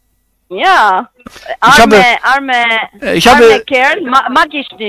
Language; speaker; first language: German; non-native, learner; Spanish